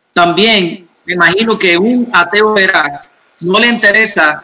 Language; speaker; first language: Spanish; non-native, fluent; Arabic